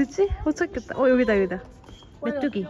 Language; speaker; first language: Korean; native; Korean